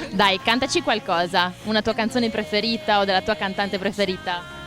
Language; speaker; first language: Italian; native; Italian